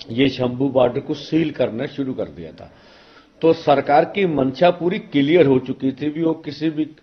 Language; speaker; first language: Hindi; non-native, local second language; Punjabi